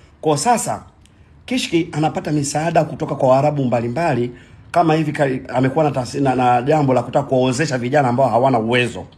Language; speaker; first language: Swahili; native; Swahili